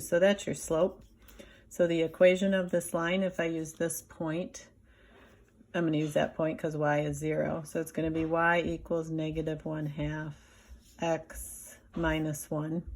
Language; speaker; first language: English; native; English